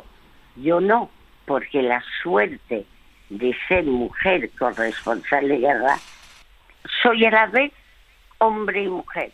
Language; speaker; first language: Spanish; early bilingual, other home language; French